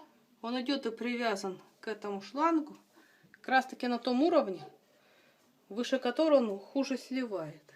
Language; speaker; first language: Russian; native; Russian